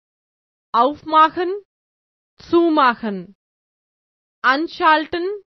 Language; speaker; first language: German; non-native, fluent; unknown